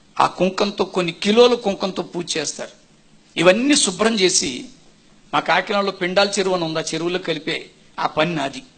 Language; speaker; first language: Telugu; non-native, fluent; Tamil